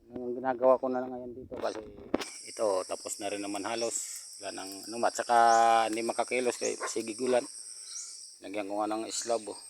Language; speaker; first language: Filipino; non-native, local second language; Waray